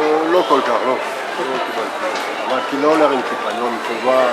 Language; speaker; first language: Hebrew; non-native, learner; French